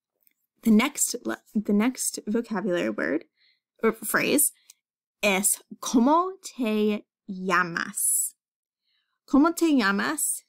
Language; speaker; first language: Spanish; non-native, fluent; English